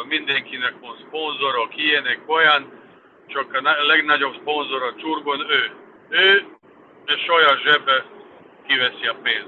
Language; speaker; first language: Hungarian; non-native, fluent; Serbian